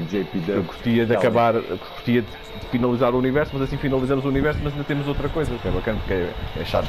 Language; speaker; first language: Portuguese; native; Portuguese